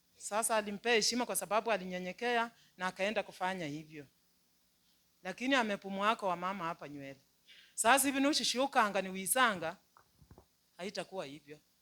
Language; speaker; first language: Swahili; non-native, local second language; Luyia